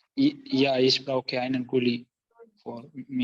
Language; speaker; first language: German; non-native, learner; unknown